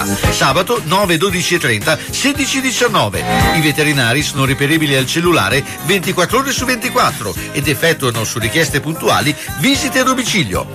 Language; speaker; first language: Italian; native; Italian